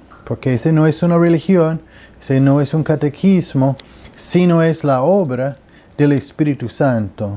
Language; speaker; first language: Spanish; non-native, learner; English